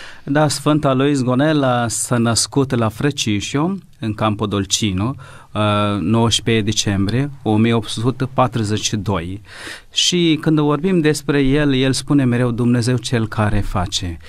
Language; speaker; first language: Romanian; non-native, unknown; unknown